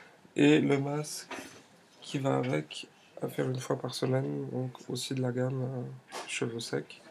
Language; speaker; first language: French; native; French